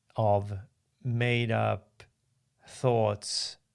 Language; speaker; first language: English; non-native, fluent; Swedish